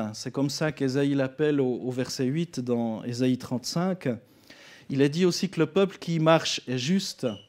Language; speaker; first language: French; native; French